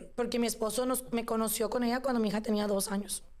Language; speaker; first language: Spanish; early bilingual, other home language; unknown